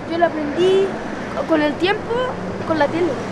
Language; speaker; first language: Spanish; early bilingual, other home language; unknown